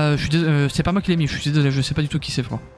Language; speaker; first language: French; native; French